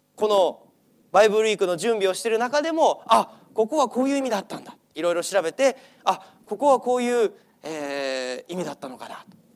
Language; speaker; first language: Japanese; non-native, fluent; English